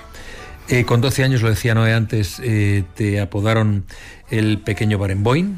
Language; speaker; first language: Spanish; native; Spanish